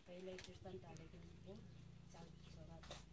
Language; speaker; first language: Hindi; non-native, local second language; Adi